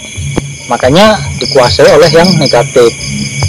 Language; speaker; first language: Indonesian; native; Indonesian